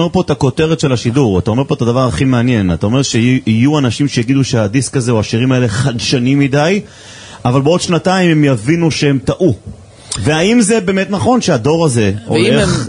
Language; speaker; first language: Hebrew; native; Hebrew